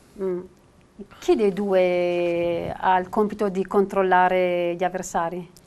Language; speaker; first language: Italian; native; Italian